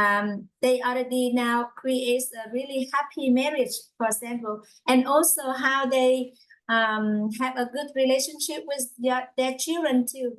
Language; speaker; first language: English; non-native, fluent; Vietnamese